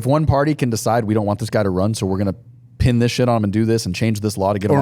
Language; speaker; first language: English; native; English